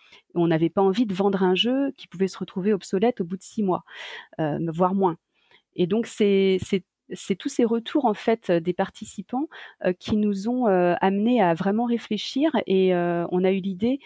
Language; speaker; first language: French; native; French